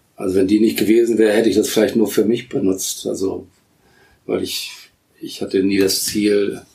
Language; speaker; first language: German; native; German